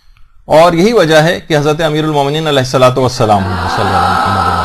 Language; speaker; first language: Urdu; native; Urdu